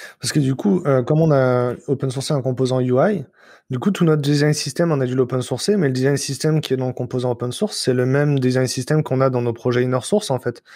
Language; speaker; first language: French; native; French